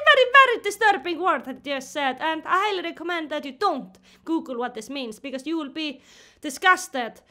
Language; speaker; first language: English; non-native, fluent; Icelandic